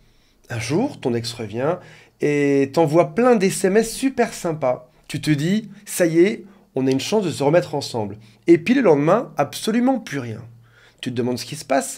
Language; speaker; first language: French; native; French